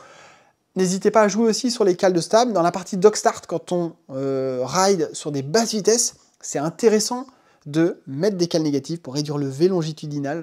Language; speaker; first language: French; native; French